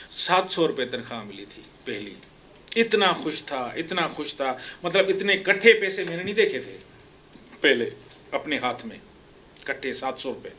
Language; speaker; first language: Urdu; non-native, local second language; Sindhi